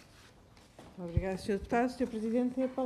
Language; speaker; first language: Portuguese; native; Portuguese